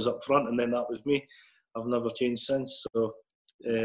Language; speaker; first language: English; native; English